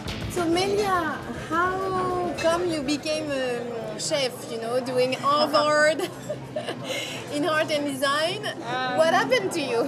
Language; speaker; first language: English; non-native, fluent; French